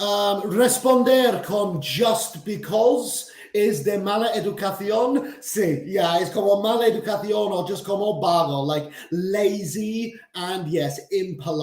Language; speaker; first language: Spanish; non-native, fluent; English